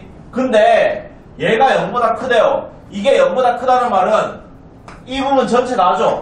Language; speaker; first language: Korean; native; Korean